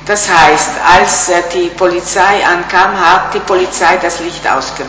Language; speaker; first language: German; non-native, fluent; Italian